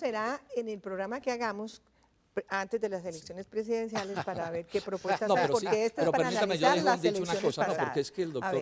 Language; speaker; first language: Spanish; native; Spanish